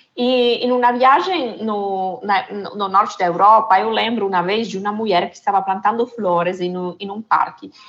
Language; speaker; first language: Portuguese; non-native, fluent; Italian